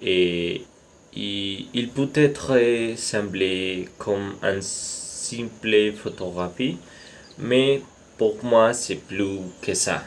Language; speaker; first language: French; non-native, learner; Spanish